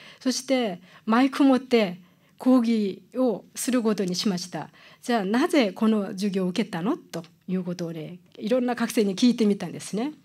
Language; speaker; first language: Japanese; non-native, fluent; Korean